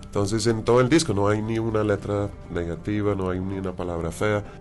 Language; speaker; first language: Spanish; non-native, fluent; English